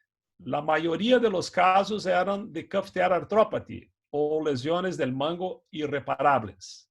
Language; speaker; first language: Spanish; non-native, fluent; Portuguese